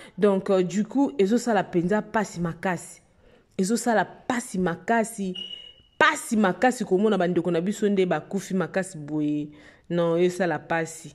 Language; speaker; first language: French; non-native, local second language; Lingala